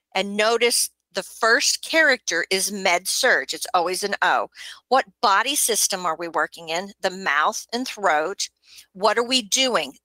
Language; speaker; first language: English; native; English